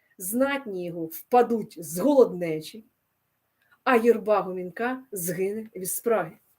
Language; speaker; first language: Ukrainian; non-native, local second language; Russian